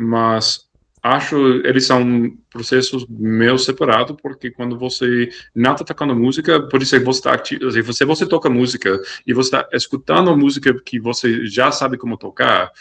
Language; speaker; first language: Portuguese; non-native, fluent; English